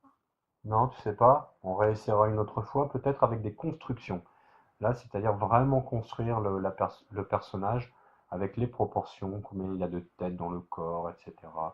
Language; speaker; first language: French; native; French